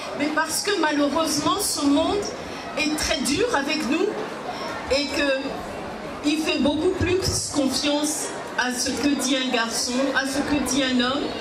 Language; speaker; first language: French; early bilingual, other home language; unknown